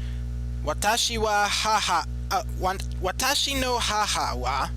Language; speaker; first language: Japanese; non-native, learner; English